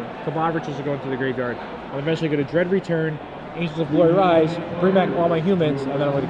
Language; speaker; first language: English; native; English